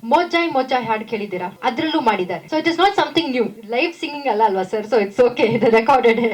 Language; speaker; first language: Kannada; non-native, local second language; Tamil